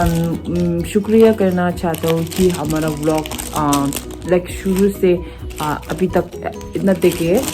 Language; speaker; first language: Hindi; non-native, local second language; Tibetan